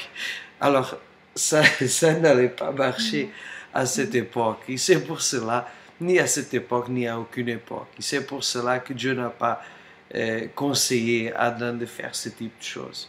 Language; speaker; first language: French; non-native, fluent; Portuguese